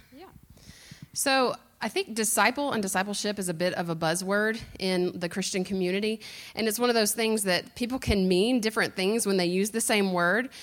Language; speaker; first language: English; native; English